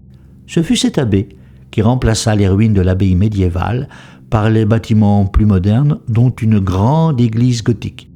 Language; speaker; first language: French; native; French